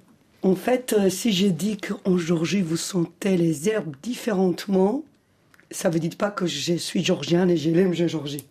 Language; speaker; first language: French; non-native, fluent; Georgian